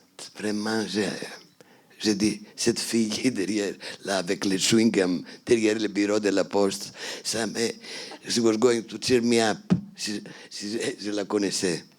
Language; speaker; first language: French; non-native, fluent; Greek